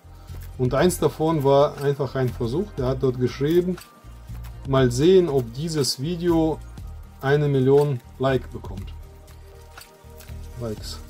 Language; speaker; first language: German; non-native, fluent; Russian